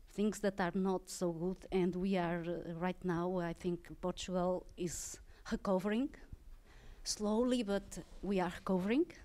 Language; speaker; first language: English; non-native, learner; Portuguese